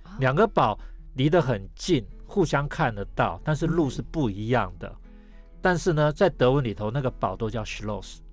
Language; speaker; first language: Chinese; native; Chinese